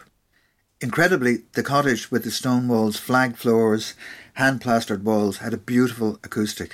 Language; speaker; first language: English; native; English